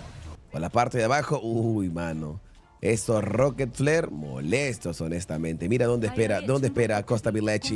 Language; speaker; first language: Spanish; native; Spanish